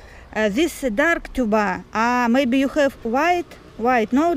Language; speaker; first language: English; non-native, learner; Russian